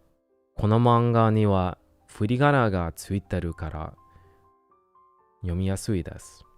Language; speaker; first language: Japanese; non-native, learner; English